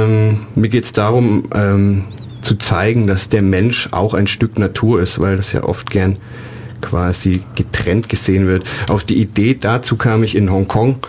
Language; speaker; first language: German; native; German